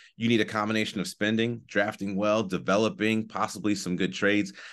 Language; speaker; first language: English; native; English